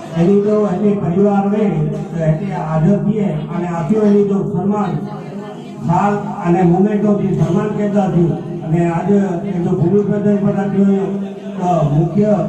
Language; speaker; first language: Gujarati; non-native, local second language; Kachhi